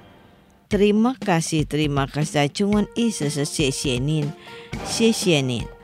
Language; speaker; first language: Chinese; non-native, learner; Indonesian